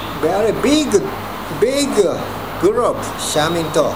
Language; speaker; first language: English; non-native, learner; Japanese